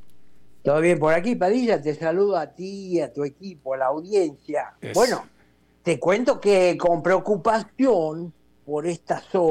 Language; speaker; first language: Spanish; native; Spanish